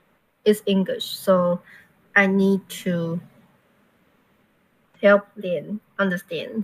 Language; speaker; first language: English; non-native, learner; Chinese